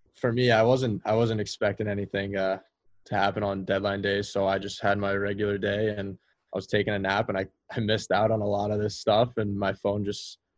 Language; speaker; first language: English; native; English